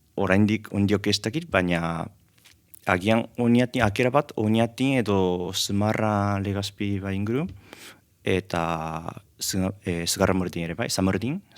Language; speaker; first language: Basque; non-native, learner; Japanese